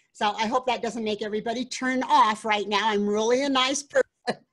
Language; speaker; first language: English; native; English